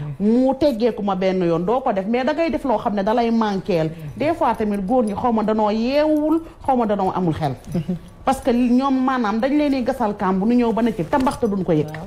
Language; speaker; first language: Wolof; non-native, local second language; Fula